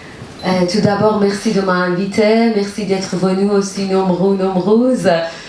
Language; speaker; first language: French; non-native, learner; Persian